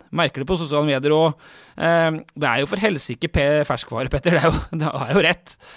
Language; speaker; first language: Norwegian; native; Norwegian